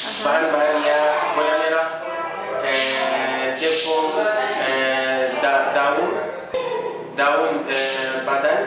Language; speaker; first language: Indonesian; non-native, learner; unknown